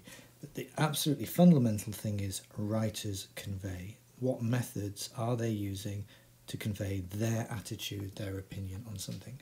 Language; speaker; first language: English; native; English